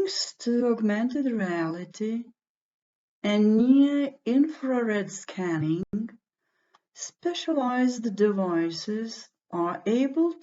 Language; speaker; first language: English; non-native, fluent; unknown